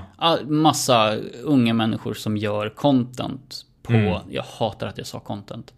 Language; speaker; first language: Swedish; native; Swedish